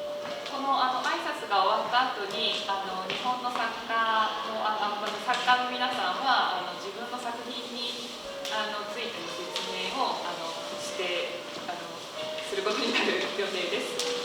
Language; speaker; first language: Japanese; native; Japanese